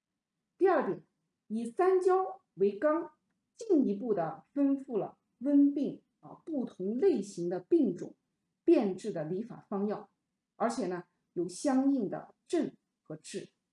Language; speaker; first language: Chinese; native; Chinese